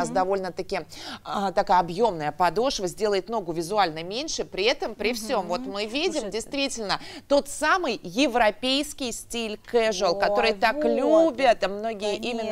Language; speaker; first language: Russian; native; Russian